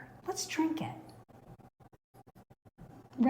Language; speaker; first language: English; native; English